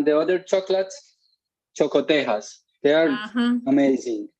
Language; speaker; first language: English; non-native, learner; Spanish